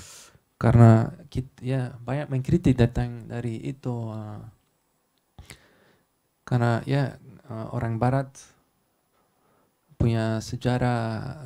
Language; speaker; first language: Indonesian; non-native, learner; Dutch